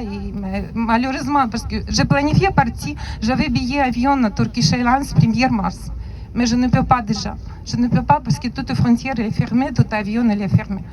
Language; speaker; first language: French; non-native, learner; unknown